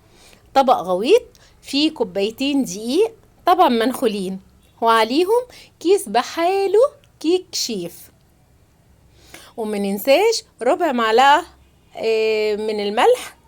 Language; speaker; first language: Arabic; native; Arabic